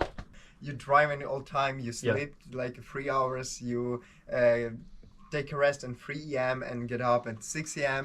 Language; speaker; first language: English; non-native, learner; Ukrainian